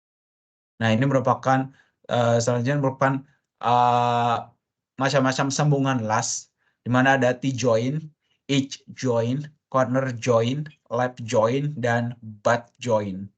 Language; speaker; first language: Indonesian; native; Indonesian